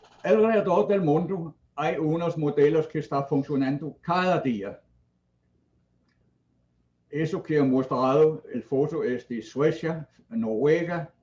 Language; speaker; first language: Spanish; non-native, fluent; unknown